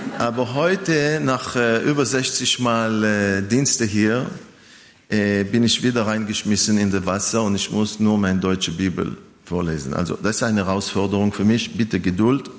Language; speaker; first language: German; non-native, fluent; Hebrew